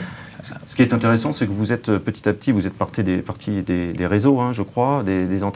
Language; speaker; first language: French; native; French